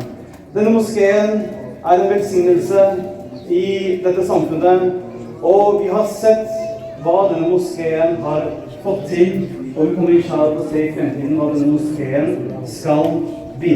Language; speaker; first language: Norwegian; early bilingual, other home language; Urdu